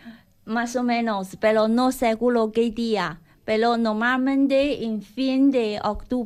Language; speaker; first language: Spanish; non-native, learner; Chinese